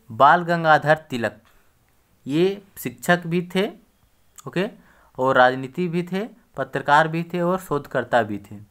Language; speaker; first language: Hindi; native; Hindi